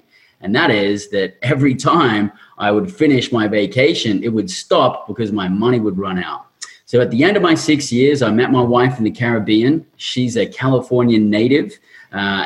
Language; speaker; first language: English; native; English